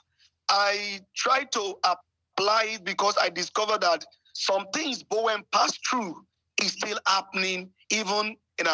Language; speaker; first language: English; non-native, local second language; Yoruba